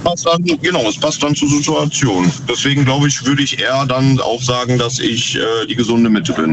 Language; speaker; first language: German; native; German